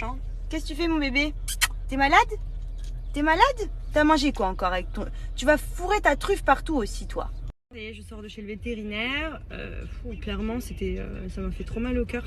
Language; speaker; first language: French; native; French